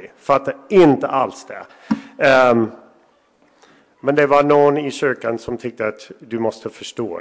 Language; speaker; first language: Swedish; non-native, fluent; English